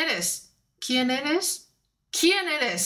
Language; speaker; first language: Spanish; non-native, learner; Chinese